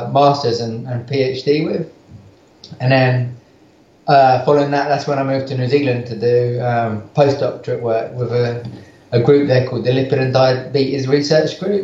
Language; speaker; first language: English; native; English